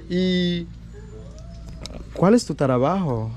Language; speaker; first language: Spanish; non-native, learner; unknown